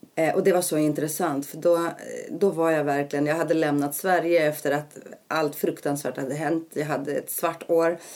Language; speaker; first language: Swedish; early bilingual, other home language; Greek